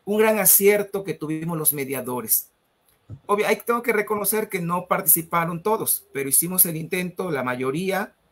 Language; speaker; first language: Spanish; native; Spanish